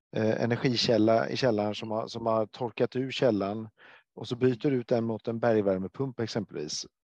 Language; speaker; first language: Swedish; native; Swedish